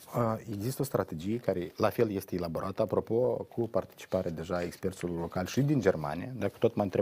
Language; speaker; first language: Romanian; native; Romanian